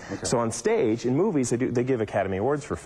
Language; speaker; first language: English; native; English